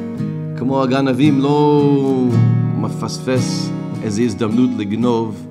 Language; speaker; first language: Hebrew; non-native, fluent; English